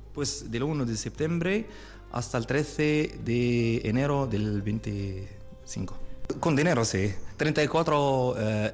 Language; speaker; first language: Spanish; non-native, learner; Arabic